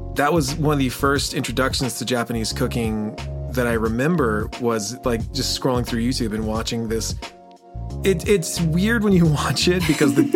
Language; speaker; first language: English; native; English